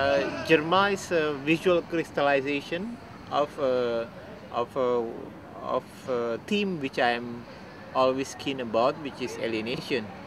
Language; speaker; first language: English; non-native, fluent; Indonesian